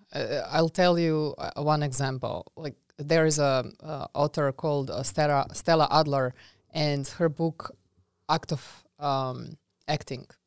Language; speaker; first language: English; non-native, fluent; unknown